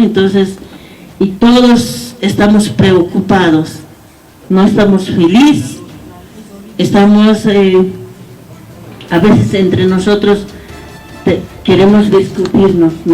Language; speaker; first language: Spanish; non-native, local second language; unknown